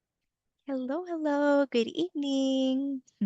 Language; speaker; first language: English; non-native, local second language; Filipino